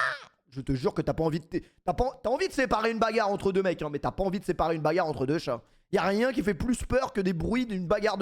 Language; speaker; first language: French; native; French